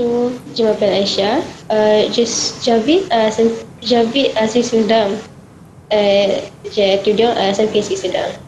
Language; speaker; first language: French; non-native, learner; Malay